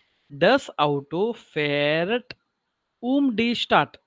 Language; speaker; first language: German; non-native, learner; Marathi